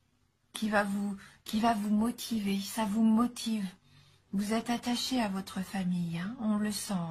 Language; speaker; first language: French; native; French